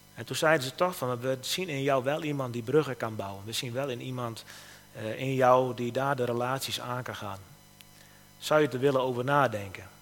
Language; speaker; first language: Dutch; native; Dutch